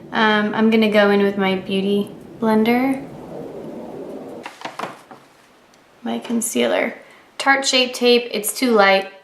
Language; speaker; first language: English; native; English